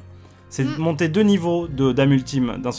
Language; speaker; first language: French; native; French